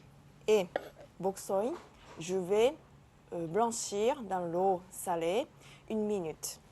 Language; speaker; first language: French; non-native, learner; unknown